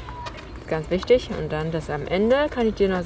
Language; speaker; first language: German; non-native, fluent; Chinese